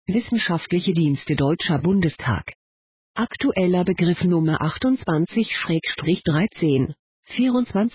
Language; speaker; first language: German; native; German